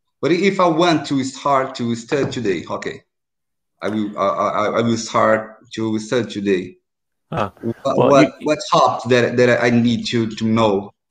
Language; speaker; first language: English; non-native, learner; Portuguese